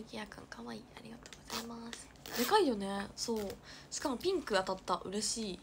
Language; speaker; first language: Japanese; native; Japanese